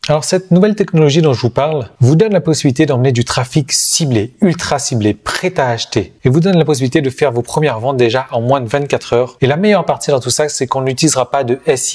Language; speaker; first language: French; native; French